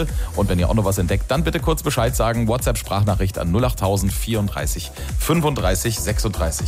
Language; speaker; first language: German; native; German